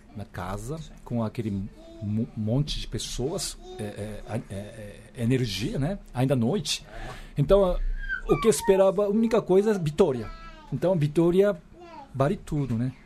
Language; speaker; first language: Portuguese; non-native, fluent; Japanese